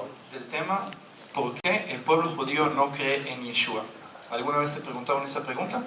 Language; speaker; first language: Spanish; non-native, fluent; Hebrew